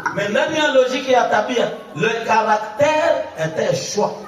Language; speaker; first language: French; non-native, local second language; Swahili